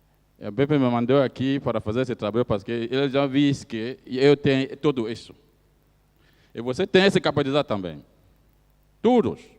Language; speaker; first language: Portuguese; non-native, fluent; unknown